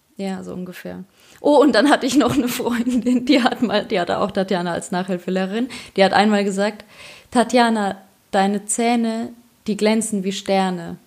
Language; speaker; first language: German; early bilingual, other home language; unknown